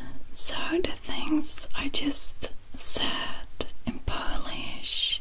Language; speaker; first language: English; non-native, fluent; Dutch